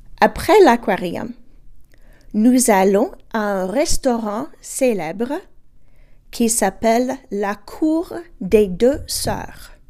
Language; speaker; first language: French; non-native, fluent; English